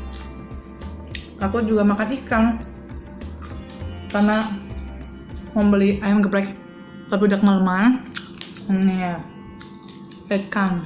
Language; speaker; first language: Indonesian; native; Indonesian